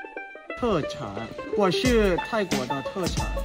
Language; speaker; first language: Chinese; non-native, fluent; Thai